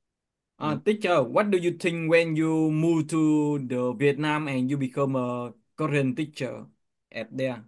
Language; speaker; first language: English; non-native, learner; Vietnamese